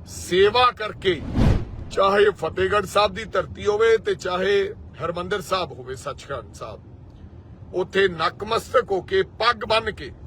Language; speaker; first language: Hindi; non-native, local second language; Punjabi